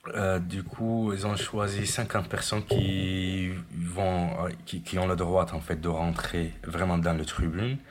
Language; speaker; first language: French; non-native, fluent; Arabic